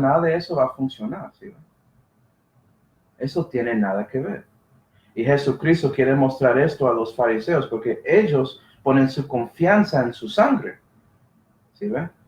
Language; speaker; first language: Spanish; non-native, fluent; English